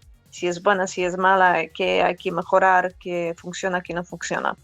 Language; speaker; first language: Spanish; non-native, fluent; Polish